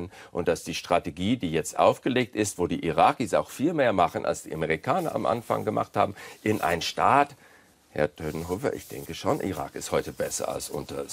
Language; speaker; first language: German; non-native, fluent; English